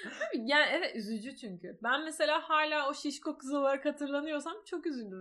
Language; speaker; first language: Turkish; native; Turkish